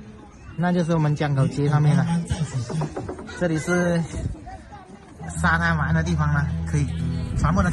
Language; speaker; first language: Chinese; native; Chinese